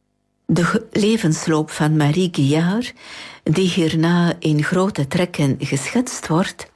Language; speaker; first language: Dutch; native; Dutch